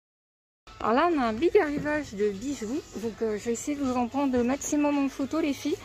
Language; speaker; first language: French; native; French